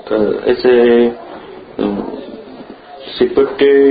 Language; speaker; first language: Spanish; non-native, learner; Chinese